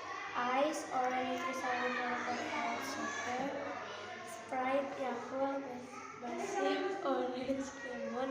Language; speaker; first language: English; non-native, learner; Indonesian